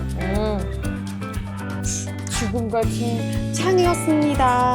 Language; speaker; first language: Korean; non-native, learner; Vietnamese